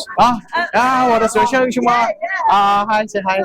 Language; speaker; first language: Chinese; non-native, learner; Thai